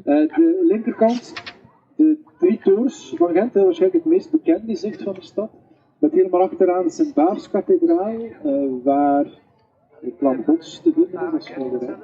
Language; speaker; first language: Dutch; native; Dutch